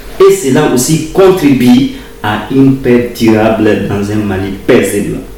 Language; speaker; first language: French; non-native, local second language; Bambara